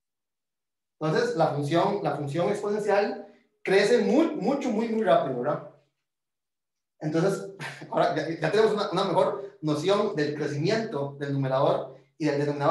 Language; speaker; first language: Spanish; native; Spanish